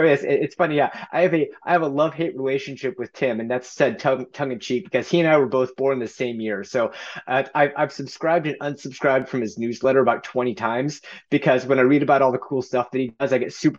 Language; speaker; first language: English; native; English